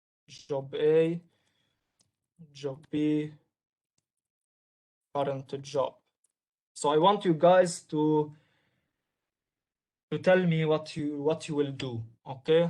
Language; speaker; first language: English; non-native, local second language; Arabic